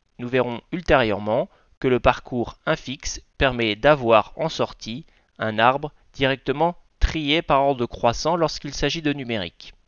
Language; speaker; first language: French; native; French